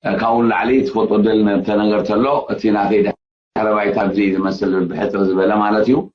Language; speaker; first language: Tigrinya; native; Tigrinya